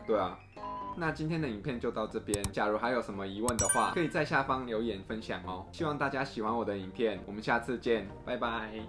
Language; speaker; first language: Chinese; non-native, fluent; Korean